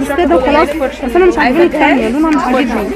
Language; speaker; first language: Arabic; native; Arabic